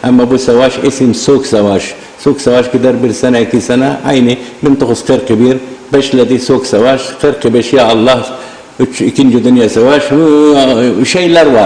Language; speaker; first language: Turkish; non-native, learner; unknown